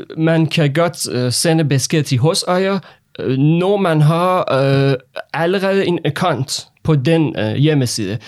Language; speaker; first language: Danish; non-native, learner; Persian